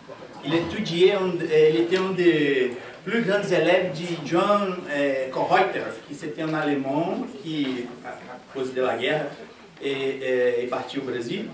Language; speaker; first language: French; non-native, fluent; Portuguese